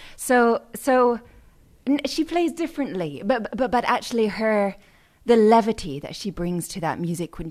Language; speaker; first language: English; native; English